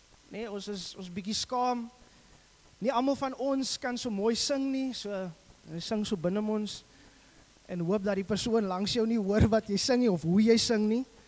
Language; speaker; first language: Afrikaans; non-native, fluent; English